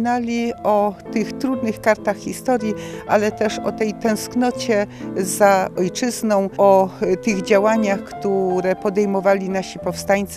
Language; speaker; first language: Polish; native; Polish